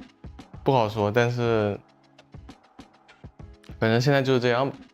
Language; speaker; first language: Chinese; native; Chinese